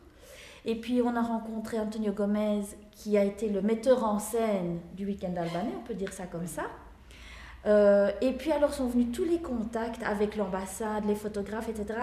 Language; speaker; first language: French; native; French